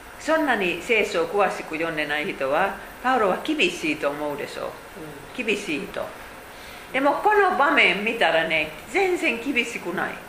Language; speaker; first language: Japanese; non-native, fluent; Finnish